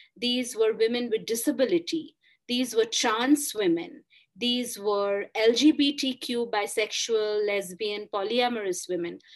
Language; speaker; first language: English; non-native, local second language; Bangla